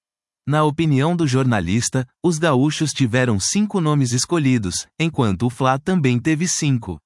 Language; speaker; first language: Portuguese; native; Portuguese